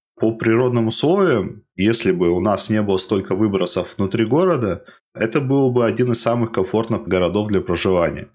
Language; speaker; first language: Russian; native; Russian